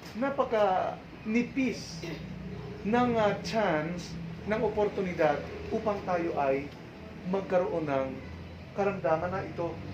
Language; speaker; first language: Filipino; non-native, local second language; Cebuano